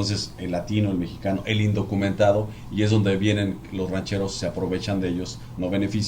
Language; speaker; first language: Spanish; native; Spanish